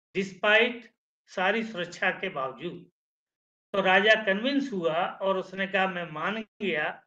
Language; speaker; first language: Hindi; native; Hindi